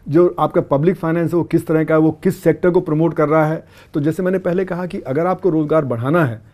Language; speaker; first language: Hindi; native; Hindi